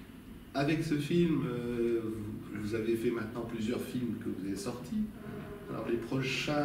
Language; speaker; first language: French; native; French